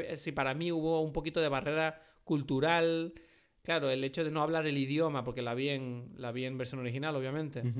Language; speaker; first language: Spanish; non-native, fluent; French